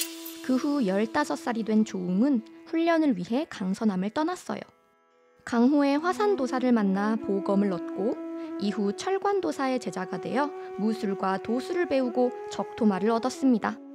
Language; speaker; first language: Korean; native; Korean